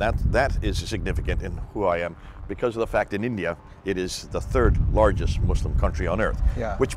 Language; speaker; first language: English; native; English